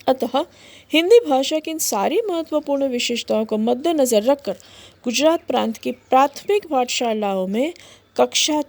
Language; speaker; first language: Hindi; non-native, local second language; Gujarati